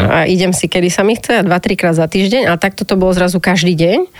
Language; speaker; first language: Slovak; native; Slovak